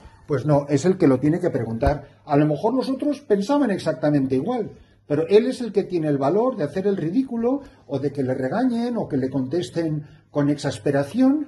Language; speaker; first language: Spanish; native; Spanish